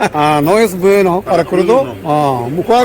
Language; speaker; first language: Spanish; non-native, learner; Korean